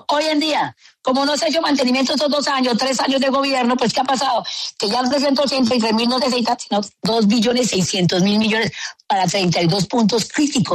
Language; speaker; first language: Spanish; native; Spanish